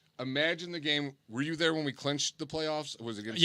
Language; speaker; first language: English; native; English